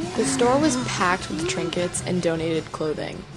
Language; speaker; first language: English; native; English